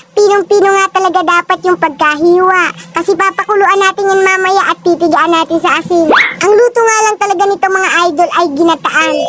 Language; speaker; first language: Filipino; non-native, local second language; Bikol